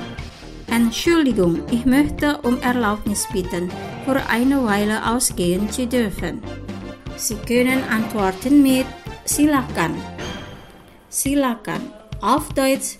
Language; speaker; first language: German; non-native, fluent; Indonesian